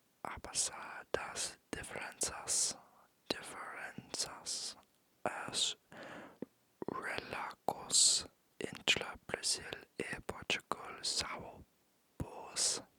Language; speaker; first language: Portuguese; non-native, learner; English